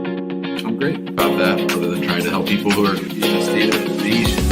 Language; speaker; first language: English; native; English